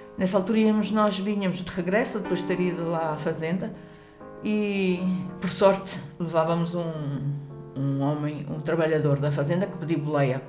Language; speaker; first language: Portuguese; early bilingual, heritage; Spanish